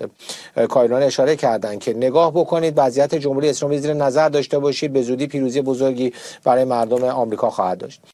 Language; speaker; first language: Persian; native; Persian